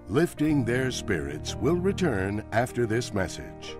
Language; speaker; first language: English; native; English